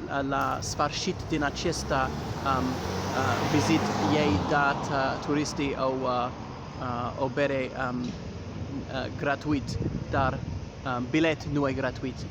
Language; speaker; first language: Romanian; non-native, learner; English